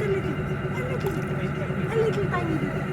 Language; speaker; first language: English; non-native, learner; Hebrew